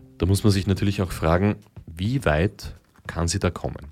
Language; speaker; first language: German; native; German